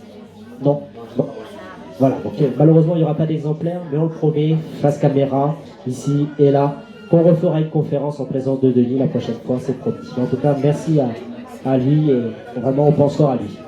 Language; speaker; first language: French; native; French